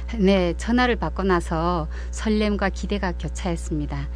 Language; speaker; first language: Korean; early bilingual, heritage; Korean